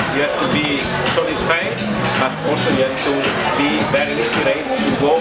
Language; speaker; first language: English; non-native, fluent; Italian